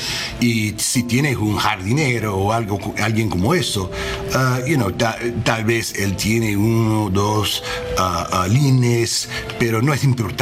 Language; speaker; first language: Spanish; non-native, learner; English